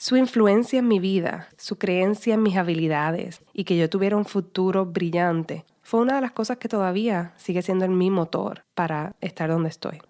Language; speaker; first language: Spanish; native; Spanish